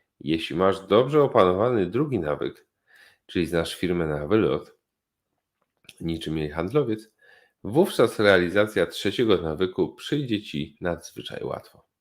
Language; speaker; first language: Polish; native; Polish